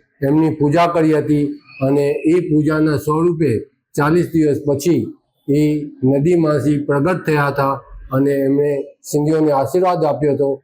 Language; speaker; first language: Gujarati; non-native, local second language; Sindhi